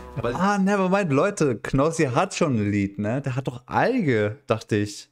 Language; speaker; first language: German; native; German